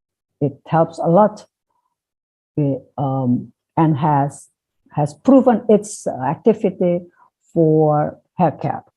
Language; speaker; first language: English; non-native, fluent; Indonesian